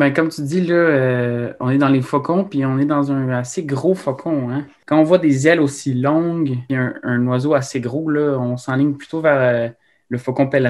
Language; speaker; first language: French; native; French